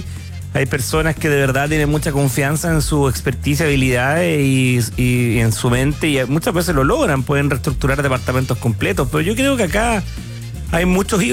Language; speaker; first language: Spanish; native; Spanish